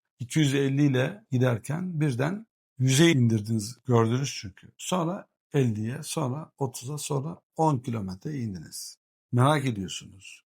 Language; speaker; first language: Turkish; early bilingual, heritage; Turkish